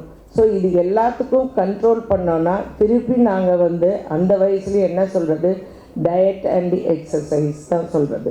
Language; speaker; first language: Tamil; native; Tamil